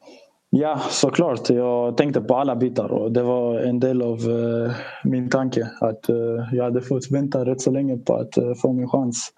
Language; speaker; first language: Swedish; early bilingual, other home language; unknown